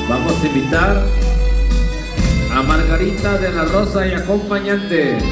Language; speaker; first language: Spanish; native; Spanish